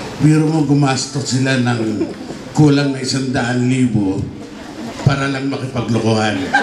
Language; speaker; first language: Filipino; native; Filipino